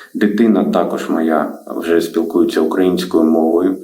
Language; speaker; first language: Ukrainian; non-native, local second language; Russian